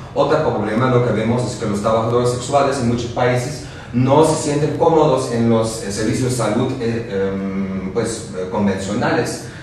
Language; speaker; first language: Spanish; non-native, fluent; Dutch